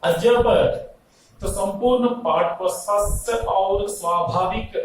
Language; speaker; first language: Hindi; non-native, local second language; Telugu